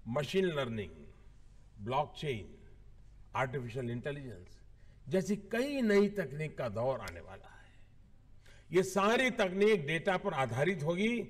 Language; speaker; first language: Hindi; native; Hindi